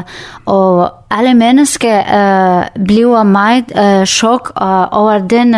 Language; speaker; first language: Danish; non-native, learner; Kurdish